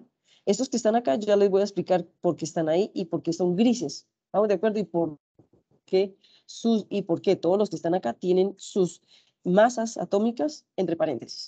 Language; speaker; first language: Spanish; native; Spanish